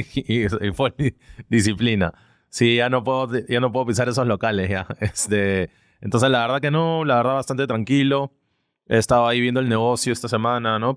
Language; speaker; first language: Spanish; native; Spanish